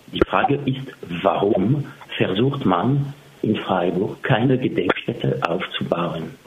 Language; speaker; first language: German; non-native, fluent; French